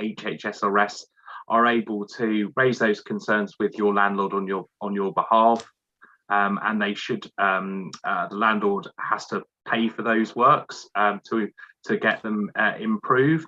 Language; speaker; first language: English; native; English